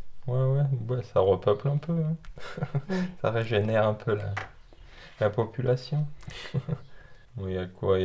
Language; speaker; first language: French; native; French